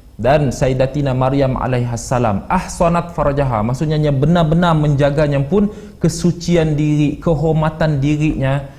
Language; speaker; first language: Malay; native; Malay